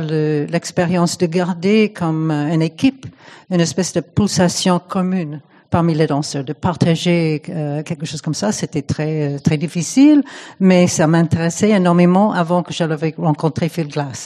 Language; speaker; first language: French; non-native, fluent; English